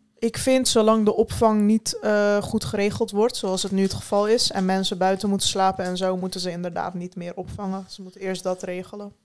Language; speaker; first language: Dutch; early bilingual, other home language; Turkish